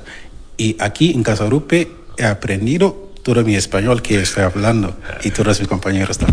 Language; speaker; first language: Spanish; non-native, learner; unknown